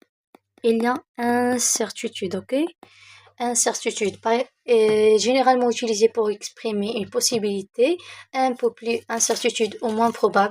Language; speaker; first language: French; non-native, local second language; Arabic